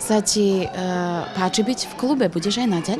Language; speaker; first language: Slovak; native; Slovak